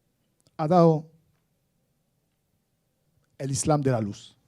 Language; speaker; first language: Spanish; non-native, fluent; Arabic